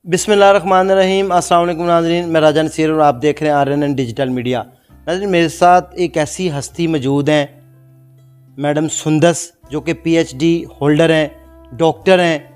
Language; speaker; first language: Urdu; native; Urdu